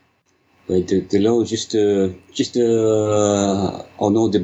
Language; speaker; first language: French; non-native, learner; English